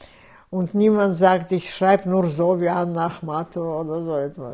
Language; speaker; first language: German; non-native, fluent; Russian